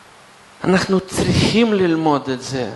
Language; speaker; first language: Hebrew; non-native, fluent; Russian